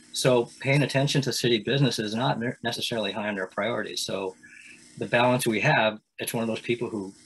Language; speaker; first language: English; native; English